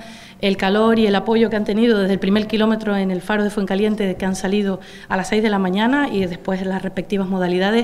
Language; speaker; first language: Spanish; native; Spanish